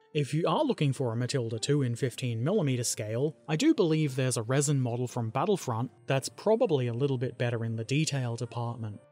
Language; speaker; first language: English; native; English